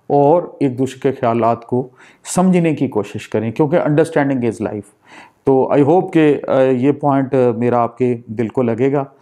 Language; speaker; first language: Urdu; non-native, local second language; Punjabi